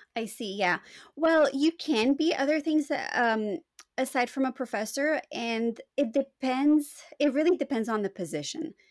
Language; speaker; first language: English; non-native, fluent; Romanian